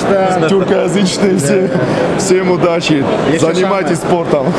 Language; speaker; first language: Russian; native; Russian